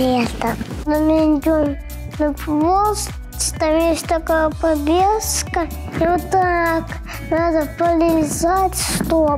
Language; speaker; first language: Russian; native; Russian